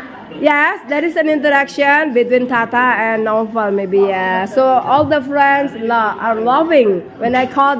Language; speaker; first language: English; non-native, fluent; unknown